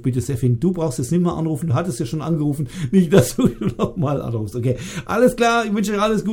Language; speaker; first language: German; native; German